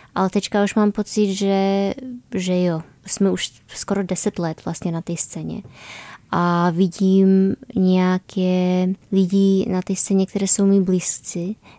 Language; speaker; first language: Czech; non-native, fluent; Polish